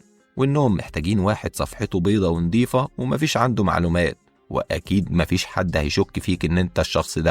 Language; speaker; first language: Arabic; native; Arabic